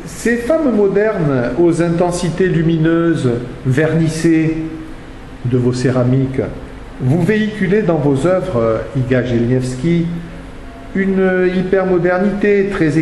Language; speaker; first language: French; native; French